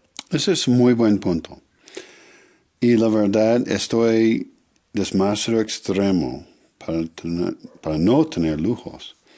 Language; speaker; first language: Spanish; non-native, learner; English